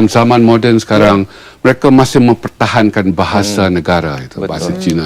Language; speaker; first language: Malay; native; Malay